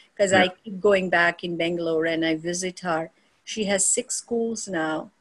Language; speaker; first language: English; non-native, local second language; Bangla